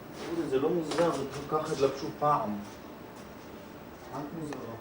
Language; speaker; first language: Hebrew; native; Hebrew